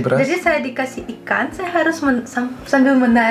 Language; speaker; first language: Indonesian; non-native, fluent; Russian